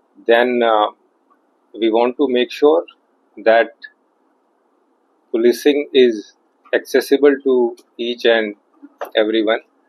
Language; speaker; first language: English; non-native, local second language; Hindi